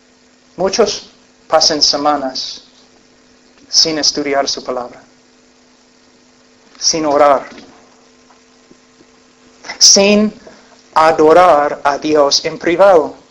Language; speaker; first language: Spanish; non-native, fluent; English